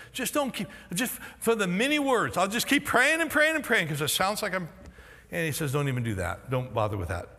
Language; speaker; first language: English; native; English